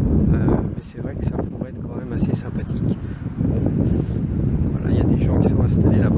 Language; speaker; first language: French; native; French